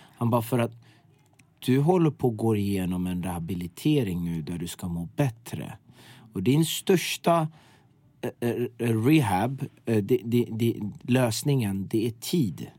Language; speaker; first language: Swedish; early bilingual, other home language; Persian